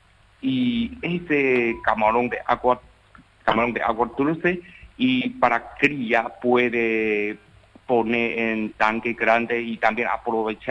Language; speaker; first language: Spanish; non-native, learner; Chinese